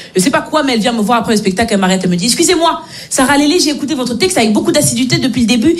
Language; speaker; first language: French; native; French